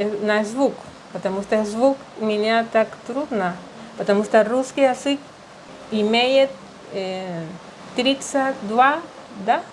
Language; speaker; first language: Russian; non-native, learner; Spanish